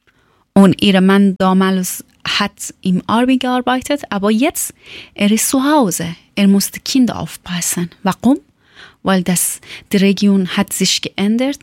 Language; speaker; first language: German; non-native, learner; Persian